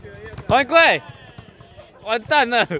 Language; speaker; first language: Chinese; native; Chinese